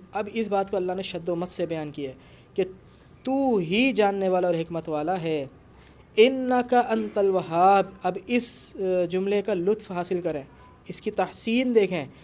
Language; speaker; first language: Urdu; native; Urdu